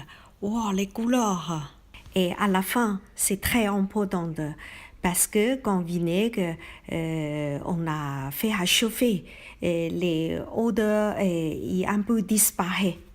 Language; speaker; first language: French; non-native, learner; Chinese